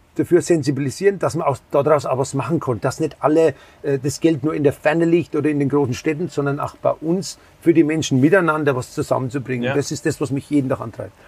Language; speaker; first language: German; native; German